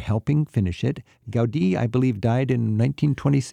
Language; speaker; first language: English; native; English